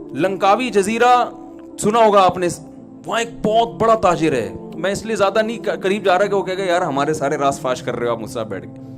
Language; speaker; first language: Urdu; native; Urdu